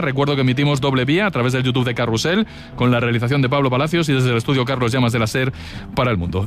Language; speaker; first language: Spanish; native; Spanish